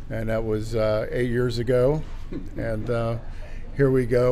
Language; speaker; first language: English; native; English